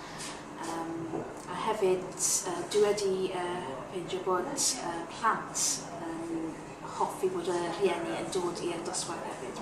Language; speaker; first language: Welsh; non-native, local second language; English